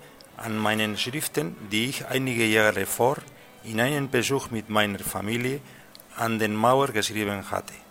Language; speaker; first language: German; non-native, learner; Spanish